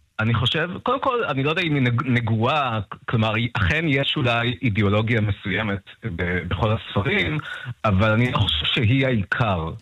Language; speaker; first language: Hebrew; early bilingual, other home language; Russian